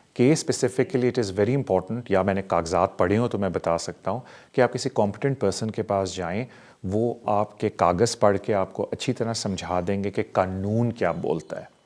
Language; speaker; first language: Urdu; native; Urdu